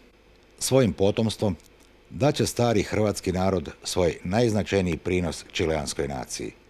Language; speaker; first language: Bosnian; native; Bosnian